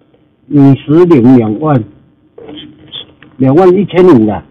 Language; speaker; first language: Chinese; native; Chinese